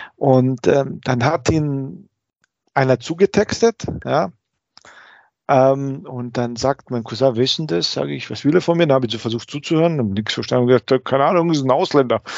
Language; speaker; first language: German; early bilingual, other home language; Croatian